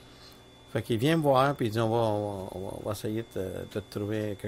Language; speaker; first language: French; native; French